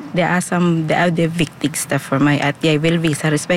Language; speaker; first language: Norwegian; non-native, learner; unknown